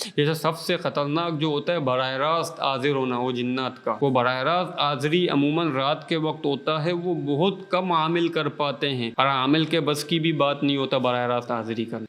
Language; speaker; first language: Urdu; non-native, local second language; Baluchi